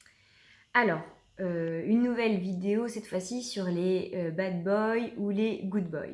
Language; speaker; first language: French; native; French